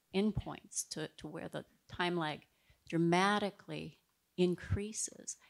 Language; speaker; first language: English; native; English